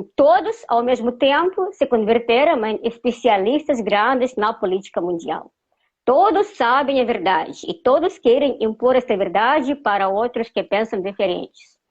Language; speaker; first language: Portuguese; non-native, fluent; Russian